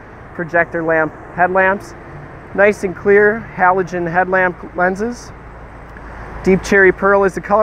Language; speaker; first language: English; native; English